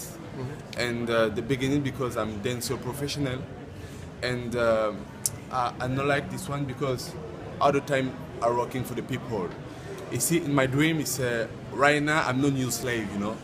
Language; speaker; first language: English; non-native, learner; French